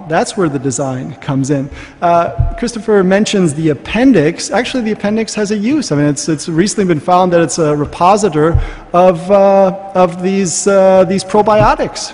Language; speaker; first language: English; native; English